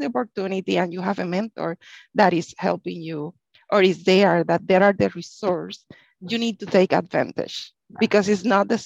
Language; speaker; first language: English; non-native, fluent; Spanish